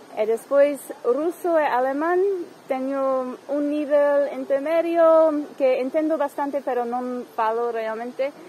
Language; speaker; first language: Galician; non-native, fluent; English